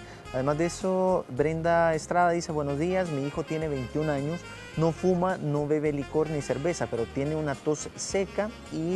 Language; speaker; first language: Spanish; native; Spanish